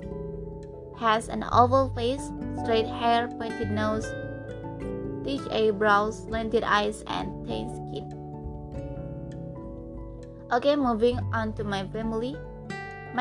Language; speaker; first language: English; non-native, learner; Indonesian